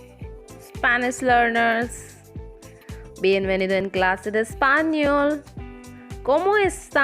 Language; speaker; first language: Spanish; non-native, learner; Hindi